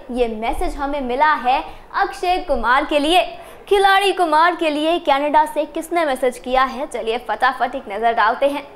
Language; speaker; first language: Hindi; native; Hindi